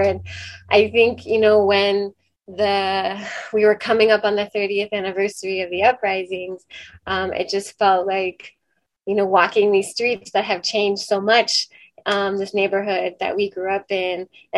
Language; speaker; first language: English; native; English